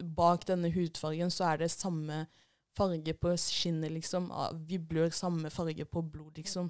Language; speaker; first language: Norwegian; early bilingual, other home language; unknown